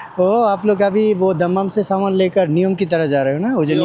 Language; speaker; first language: Hindi; non-native, learner; Bangla